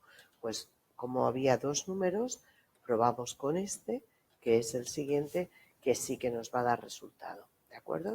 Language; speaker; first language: Spanish; native; Spanish